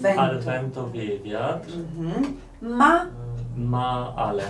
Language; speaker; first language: Italian; non-native, learner; Polish